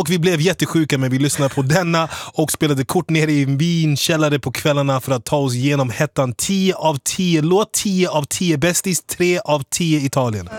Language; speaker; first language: Swedish; native; Swedish